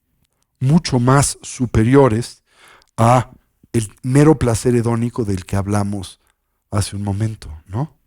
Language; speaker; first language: Spanish; native; Spanish